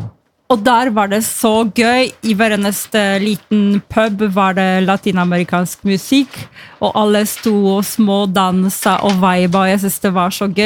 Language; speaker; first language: Norwegian; non-native, fluent; Polish